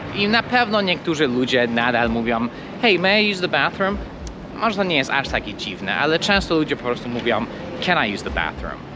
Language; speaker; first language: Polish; non-native, fluent; English